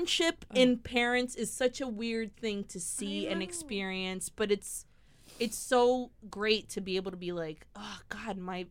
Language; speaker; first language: English; native; English